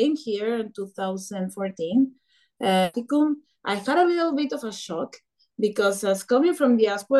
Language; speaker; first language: English; non-native, fluent; Spanish